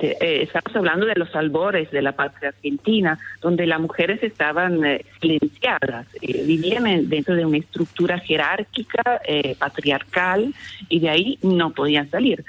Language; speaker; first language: Spanish; non-native, fluent; Italian